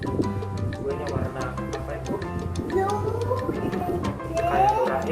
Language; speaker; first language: Malay; native; Malay